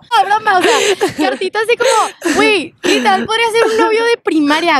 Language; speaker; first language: Spanish; early bilingual, heritage; Spanish